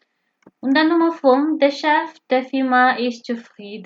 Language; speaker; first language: German; non-native, fluent; Indonesian